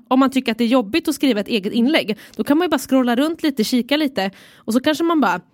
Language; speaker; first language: Swedish; native; Swedish